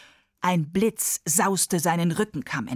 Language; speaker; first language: German; native; German